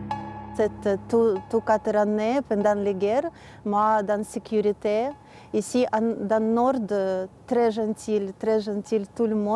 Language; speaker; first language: French; non-native, learner; Ukrainian